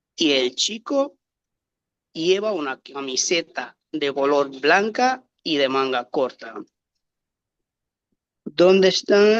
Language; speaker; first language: Spanish; non-native, learner; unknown